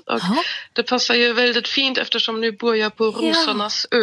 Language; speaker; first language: Swedish; non-native, fluent; German